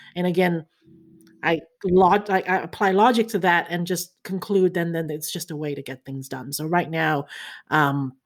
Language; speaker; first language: English; early bilingual, other home language; Chinese